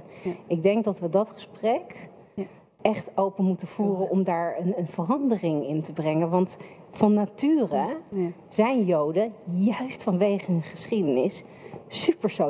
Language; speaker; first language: Dutch; native; Dutch